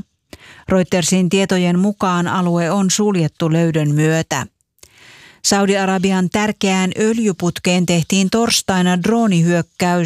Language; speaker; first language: Finnish; native; Finnish